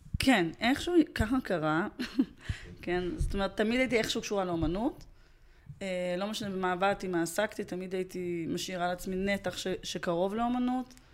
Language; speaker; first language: Hebrew; early bilingual, other home language; Russian